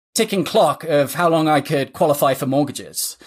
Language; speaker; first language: English; native; English